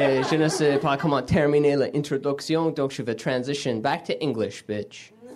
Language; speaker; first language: French; non-native, learner; English